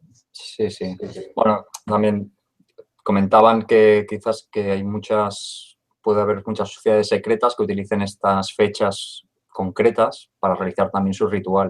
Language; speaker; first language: Spanish; native; Spanish